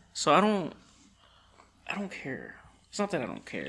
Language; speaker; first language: English; early bilingual, other home language; Spanish